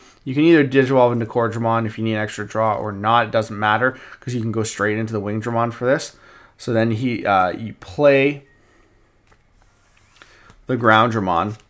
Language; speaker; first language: English; native; English